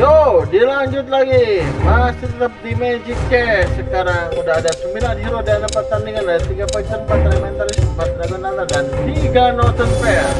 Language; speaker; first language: Indonesian; native; Indonesian